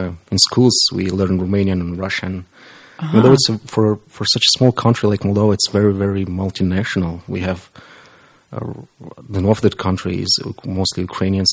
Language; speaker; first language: English; non-native, fluent; Romanian